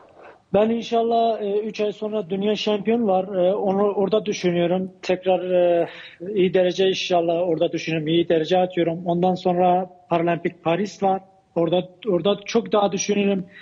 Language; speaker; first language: Turkish; non-native, learner; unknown